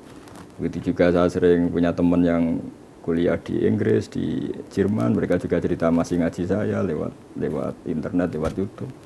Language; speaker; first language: Indonesian; native; Indonesian